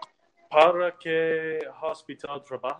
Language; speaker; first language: Spanish; non-native, learner; English